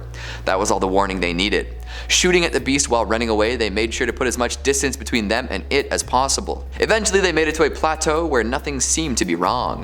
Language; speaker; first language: English; native; English